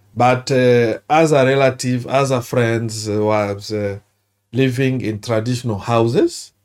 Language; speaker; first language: English; non-native, learner; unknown